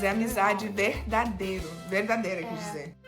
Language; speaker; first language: Portuguese; non-native, fluent; English